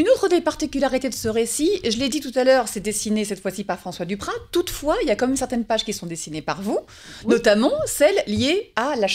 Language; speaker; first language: French; native; French